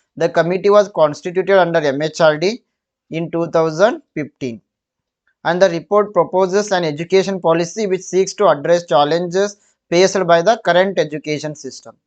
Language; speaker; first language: English; non-native, local second language; Kannada